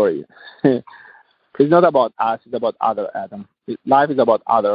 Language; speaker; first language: English; non-native, learner; Arabic